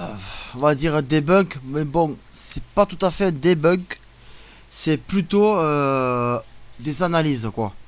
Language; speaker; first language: French; native; French